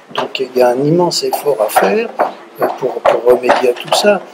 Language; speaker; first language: French; native; French